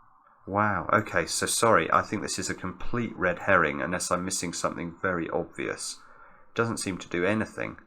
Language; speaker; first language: English; native; English